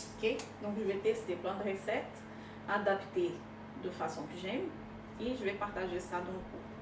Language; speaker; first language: French; non-native, fluent; Portuguese